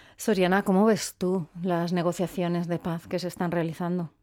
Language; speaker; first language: Spanish; native; Spanish